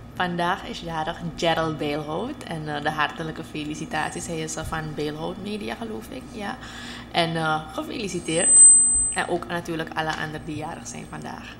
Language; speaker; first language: Dutch; native; Dutch